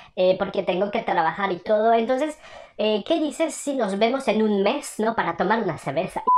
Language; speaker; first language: Spanish; non-native, fluent; French